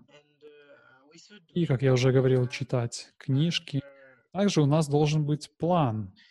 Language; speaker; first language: Russian; non-native, learner; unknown